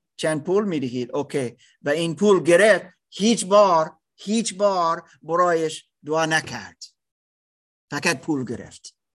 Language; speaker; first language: Persian; non-native, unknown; German